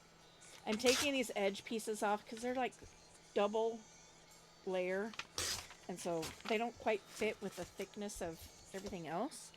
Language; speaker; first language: English; native; English